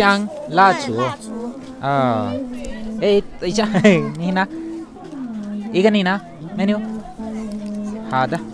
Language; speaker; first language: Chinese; non-native, learner; Hindi